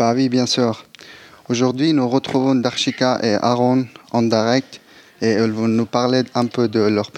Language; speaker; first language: French; non-native, learner; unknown